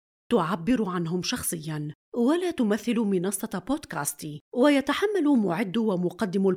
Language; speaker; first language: Arabic; native; Arabic